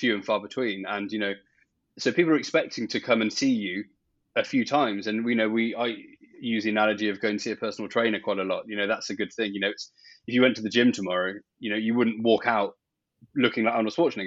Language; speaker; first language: English; native; English